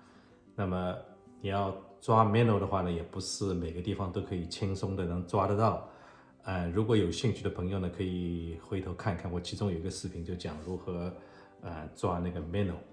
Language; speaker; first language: Chinese; native; Chinese